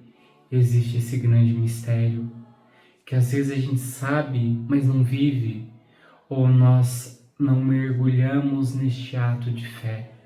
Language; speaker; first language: Portuguese; native; Portuguese